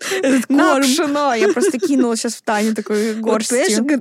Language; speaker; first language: Russian; native; Russian